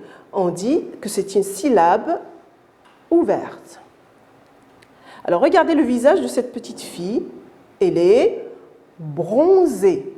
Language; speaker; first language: French; non-native, local second language; Arabic